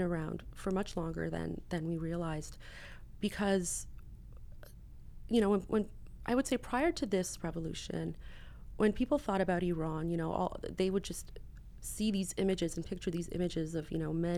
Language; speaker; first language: English; native; English